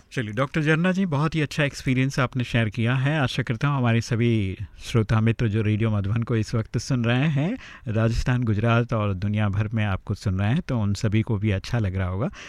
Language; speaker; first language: Hindi; native; Hindi